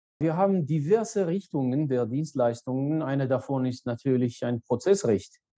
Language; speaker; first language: German; non-native, fluent; Georgian